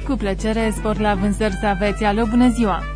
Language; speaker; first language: Romanian; native; Romanian